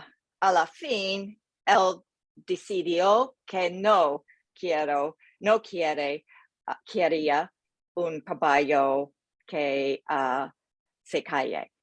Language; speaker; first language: Spanish; non-native, learner; English